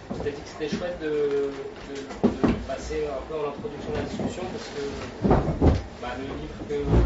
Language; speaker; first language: French; native; French